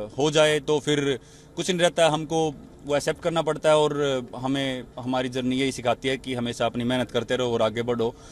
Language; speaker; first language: Hindi; native; Hindi